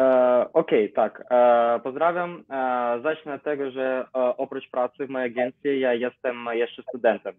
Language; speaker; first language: Polish; non-native, learner; Ukrainian